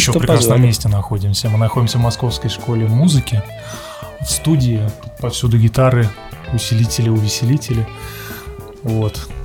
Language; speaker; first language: Russian; native; Russian